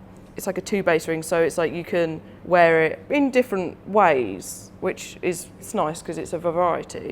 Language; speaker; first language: English; native; English